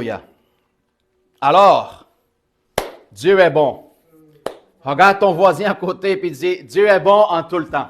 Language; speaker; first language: French; native; French